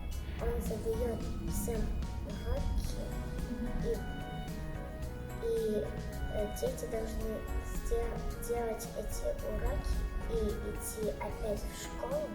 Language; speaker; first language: Russian; non-native, local second language; Kazakh